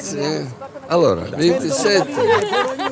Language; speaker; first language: Italian; native; Italian